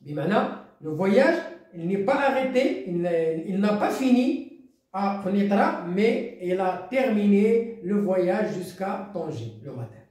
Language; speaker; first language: French; non-native, local second language; Arabic